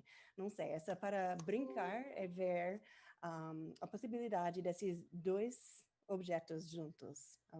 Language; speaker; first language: Portuguese; non-native, learner; English